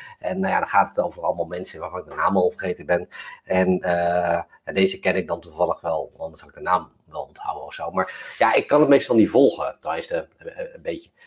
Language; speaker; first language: Dutch; native; Dutch